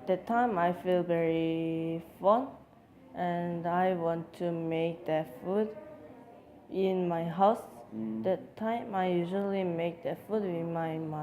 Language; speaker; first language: English; non-native, learner; Korean